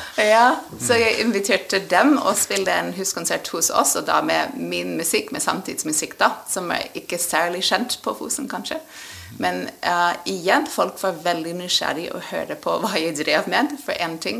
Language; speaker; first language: Norwegian; non-native, fluent; English